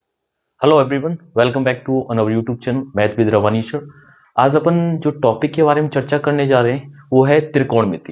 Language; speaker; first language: Hindi; native; Hindi